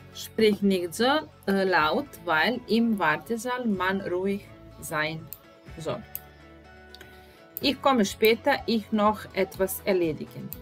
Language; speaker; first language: German; non-native, fluent; Serbian